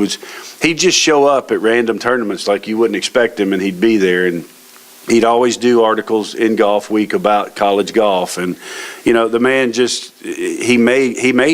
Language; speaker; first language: English; native; English